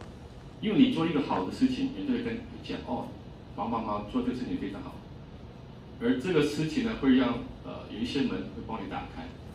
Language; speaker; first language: Chinese; non-native, fluent; English